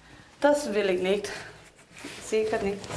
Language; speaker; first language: German; non-native, local second language; Tibetan